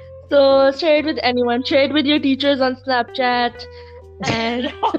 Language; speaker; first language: English; non-native, local second language; Urdu